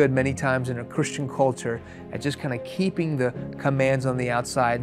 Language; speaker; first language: English; early bilingual, other home language; Persian